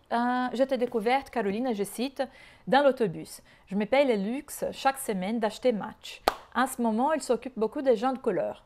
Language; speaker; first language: French; non-native, fluent; Portuguese